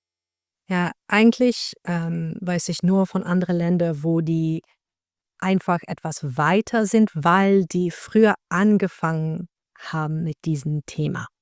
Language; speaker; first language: German; non-native, fluent; Dutch